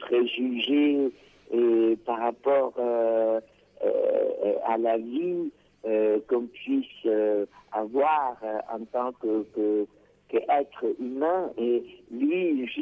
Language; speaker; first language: French; non-native, fluent; Spanish